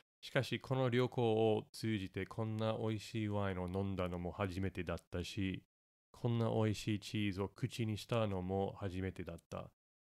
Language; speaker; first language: Japanese; non-native, fluent; English